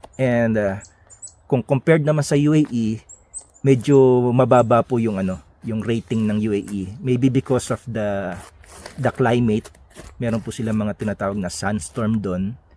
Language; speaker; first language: Filipino; native; Filipino